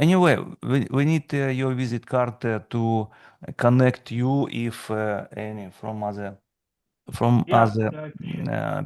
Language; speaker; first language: English; non-native, fluent; Russian